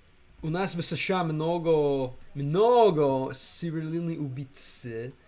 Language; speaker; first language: Russian; non-native, learner; English